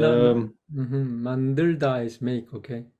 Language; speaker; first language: English; non-native, fluent; Korean